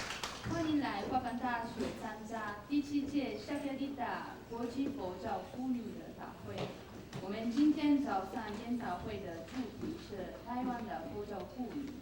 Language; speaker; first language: Chinese; non-native, fluent; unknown